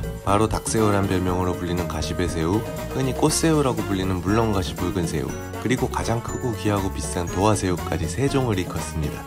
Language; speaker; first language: Korean; native; Korean